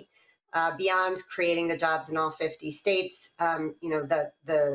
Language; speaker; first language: English; native; English